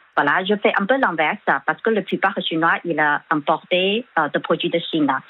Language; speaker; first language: French; non-native, fluent; Chinese